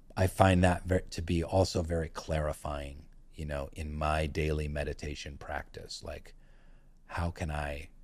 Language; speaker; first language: English; native; English